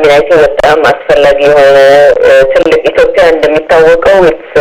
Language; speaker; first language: English; non-native, local second language; Amharic